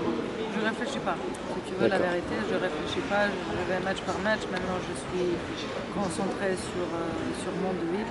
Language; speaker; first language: French; non-native, fluent; Serbian